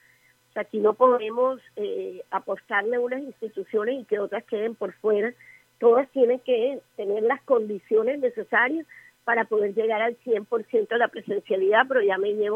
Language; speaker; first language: Spanish; native; Spanish